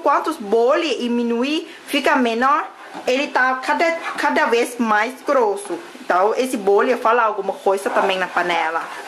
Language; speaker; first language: Portuguese; non-native, fluent; Thai